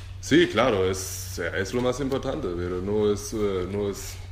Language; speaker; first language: Spanish; non-native, learner; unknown